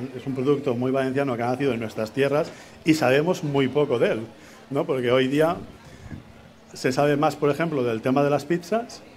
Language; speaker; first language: Spanish; native; Spanish